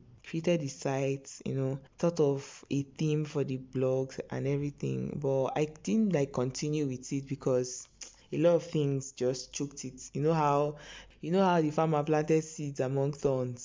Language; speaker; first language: English; non-native, local second language; Igbo